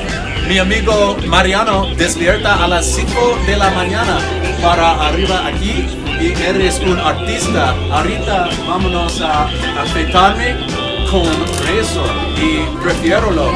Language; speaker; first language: Spanish; non-native, learner; English